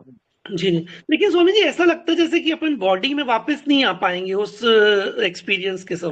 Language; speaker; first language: Hindi; native; Hindi